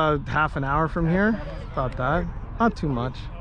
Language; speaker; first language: English; native; English